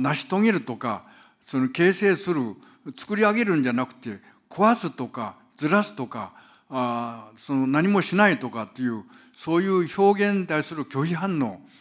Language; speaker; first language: Japanese; non-native, fluent; Korean